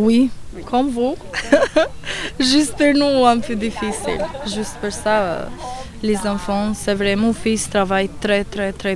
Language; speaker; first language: French; non-native, learner; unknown